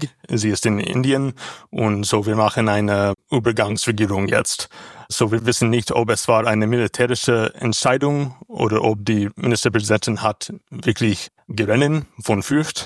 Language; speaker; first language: German; non-native, learner; English